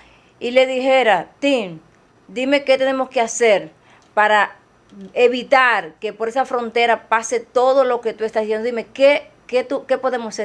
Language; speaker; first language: Spanish; native; Spanish